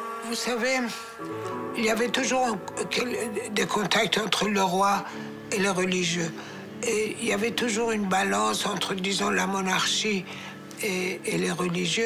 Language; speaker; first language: French; non-native, fluent; Persian